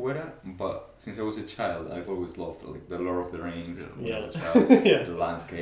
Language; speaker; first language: English; non-native, fluent; Spanish